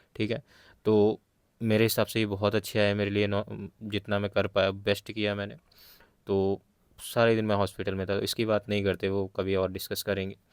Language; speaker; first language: Hindi; native; Hindi